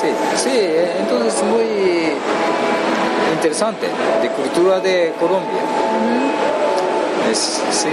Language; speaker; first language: Spanish; non-native, learner; Japanese